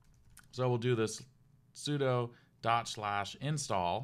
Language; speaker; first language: English; native; English